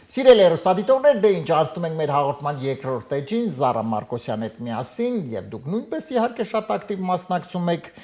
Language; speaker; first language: Armenian; native; Armenian